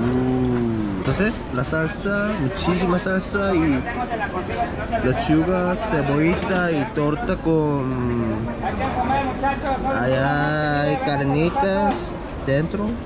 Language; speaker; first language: Spanish; non-native, learner; Korean